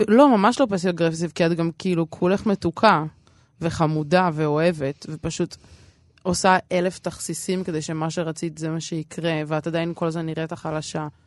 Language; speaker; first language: Hebrew; early bilingual, other home language; Russian